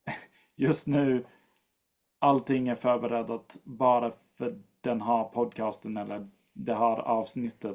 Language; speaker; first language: Swedish; non-native, fluent; English